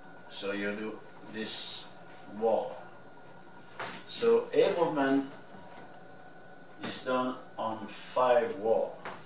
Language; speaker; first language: English; non-native, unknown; French